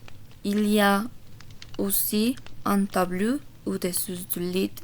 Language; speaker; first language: French; non-native, learner; Korean